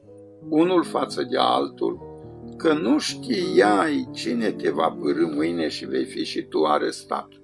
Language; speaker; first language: Romanian; native; Romanian